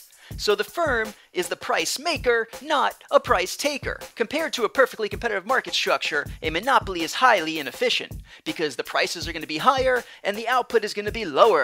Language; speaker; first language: English; native; English